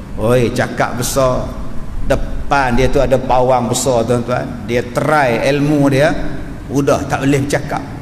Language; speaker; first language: Malay; native; Malay